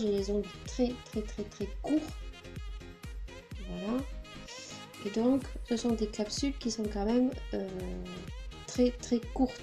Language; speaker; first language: French; native; French